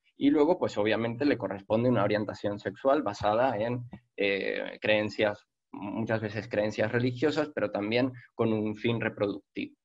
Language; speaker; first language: Spanish; native; Spanish